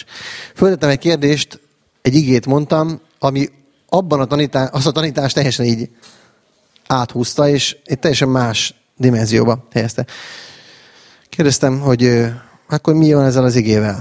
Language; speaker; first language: Hungarian; native; Hungarian